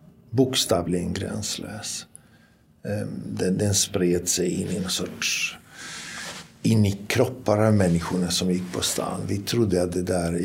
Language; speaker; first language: Swedish; non-native, fluent; Bosnian